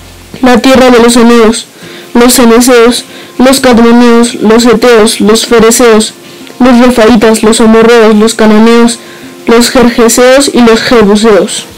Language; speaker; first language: Spanish; native; Spanish